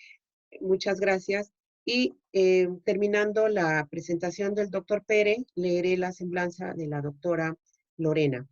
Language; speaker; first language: Spanish; native; Spanish